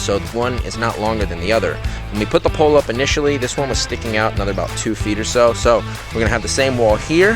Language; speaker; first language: English; native; English